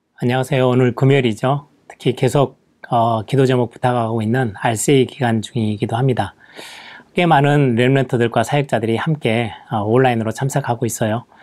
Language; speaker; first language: Korean; native; Korean